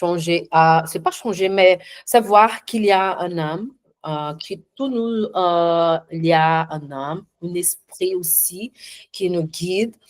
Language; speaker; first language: French; non-native, learner; Portuguese